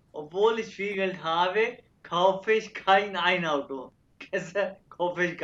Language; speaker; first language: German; non-native, fluent; Urdu